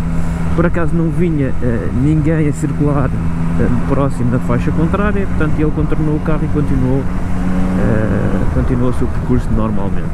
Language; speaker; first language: Portuguese; native; Portuguese